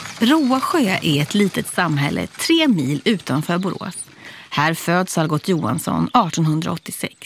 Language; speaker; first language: Swedish; native; Swedish